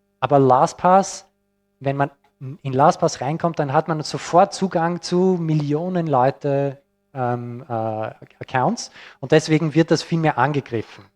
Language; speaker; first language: German; non-native, fluent; English